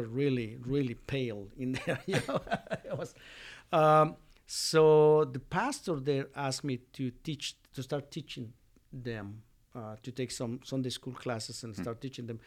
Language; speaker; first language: English; non-native, fluent; Spanish